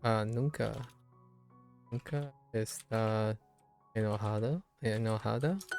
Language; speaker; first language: Spanish; non-native, learner; English